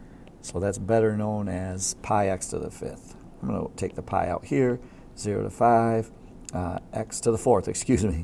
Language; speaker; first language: English; native; English